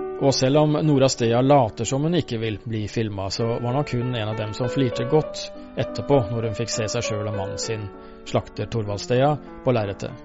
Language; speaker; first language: Norwegian; native; Norwegian